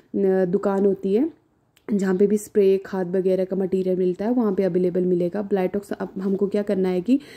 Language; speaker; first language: Hindi; non-native, local second language; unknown